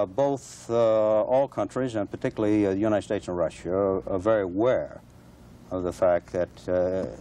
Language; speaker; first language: English; native; English